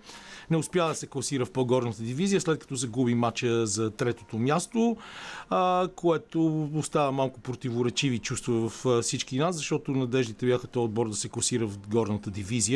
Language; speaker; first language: Bulgarian; native; Bulgarian